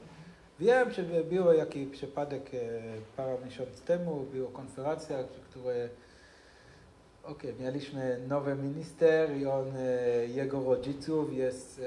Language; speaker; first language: Polish; non-native, learner; Hebrew